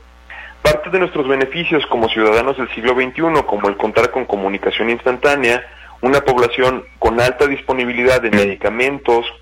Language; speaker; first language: Spanish; native; Spanish